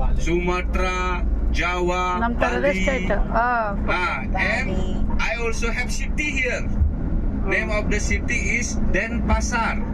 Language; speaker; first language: English; non-native, learner; Balinese